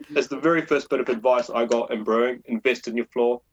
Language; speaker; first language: English; native; English